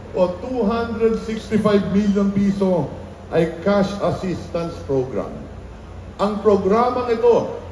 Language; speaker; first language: Filipino; native; Filipino